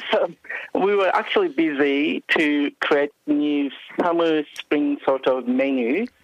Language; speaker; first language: English; non-native, fluent; Turkish